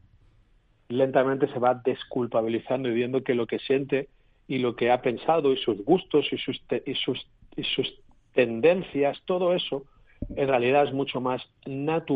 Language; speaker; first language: Spanish; native; Spanish